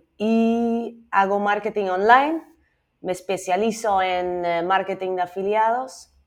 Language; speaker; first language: Spanish; non-native, fluent; Dutch